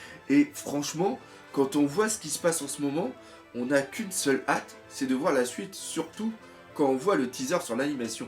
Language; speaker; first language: French; native; French